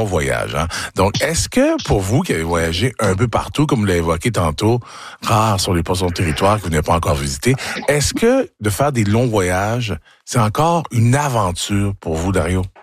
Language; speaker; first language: French; native; French